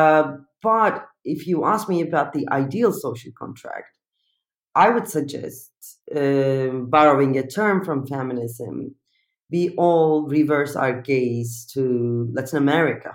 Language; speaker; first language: English; non-native, fluent; Turkish